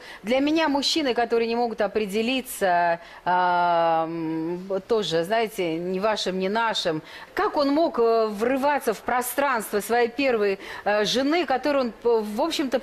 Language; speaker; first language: Russian; native; Russian